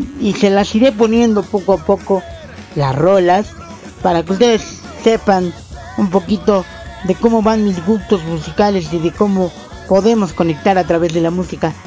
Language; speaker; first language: Spanish; native; Spanish